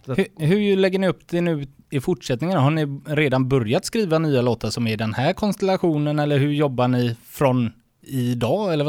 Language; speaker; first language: Swedish; native; Swedish